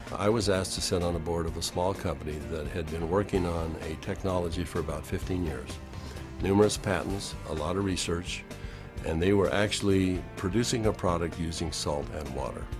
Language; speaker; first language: English; native; English